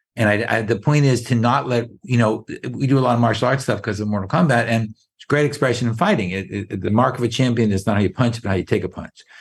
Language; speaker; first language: English; native; English